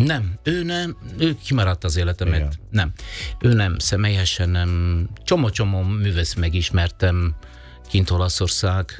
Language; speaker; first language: Hungarian; non-native, fluent; Italian